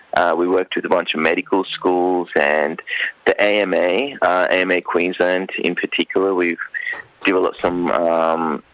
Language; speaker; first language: English; non-native, local second language; Sinhala